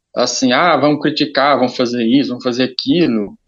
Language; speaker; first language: Portuguese; native; Portuguese